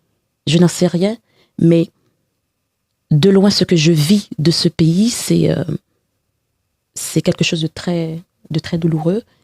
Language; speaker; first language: French; non-native, local second language; Haitian Creole